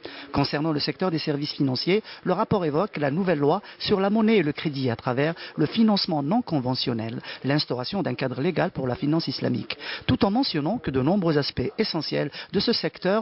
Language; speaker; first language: French; non-native, local second language; Arabic